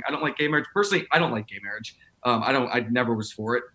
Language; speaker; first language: English; native; English